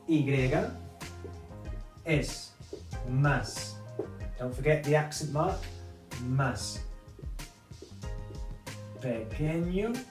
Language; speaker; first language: Spanish; non-native, fluent; English